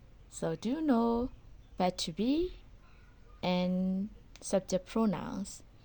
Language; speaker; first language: English; non-native, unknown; Burmese